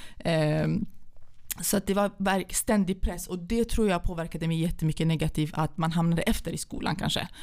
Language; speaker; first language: Swedish; early bilingual, other home language; Central Kurdish